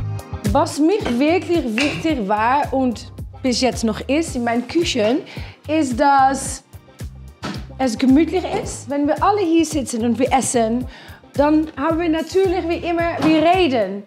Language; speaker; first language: German; non-native, fluent; Dutch